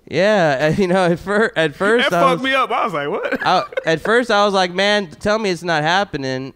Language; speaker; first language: English; native; English